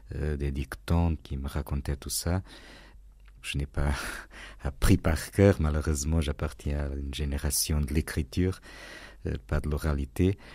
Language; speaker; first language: French; non-native, fluent; Portuguese